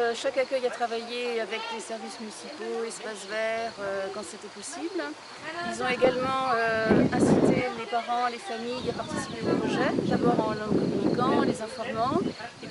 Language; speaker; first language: French; native; French